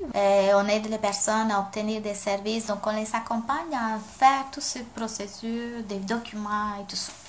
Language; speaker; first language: French; non-native, fluent; Spanish